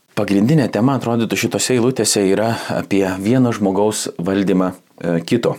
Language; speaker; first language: Lithuanian; native; Lithuanian